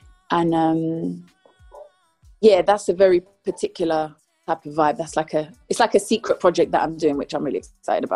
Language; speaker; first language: English; early bilingual, other home language; Spanish